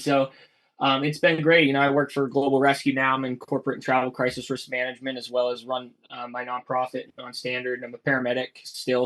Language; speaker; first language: English; native; English